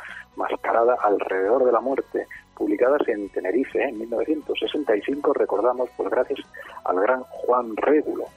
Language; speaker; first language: Spanish; native; Spanish